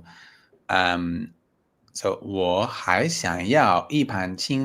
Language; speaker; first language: Chinese; non-native, learner; English